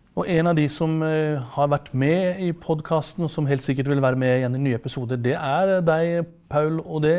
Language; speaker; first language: Norwegian; native; Norwegian